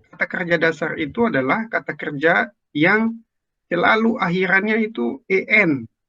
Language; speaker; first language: Indonesian; native; Indonesian